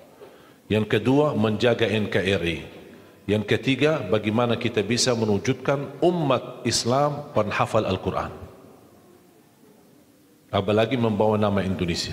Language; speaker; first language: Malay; non-native, fluent; Arabic